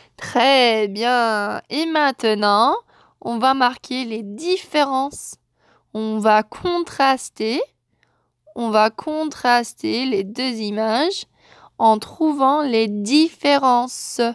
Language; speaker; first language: French; non-native, fluent; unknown